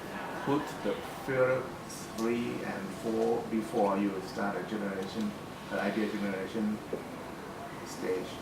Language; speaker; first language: English; non-native, fluent; Thai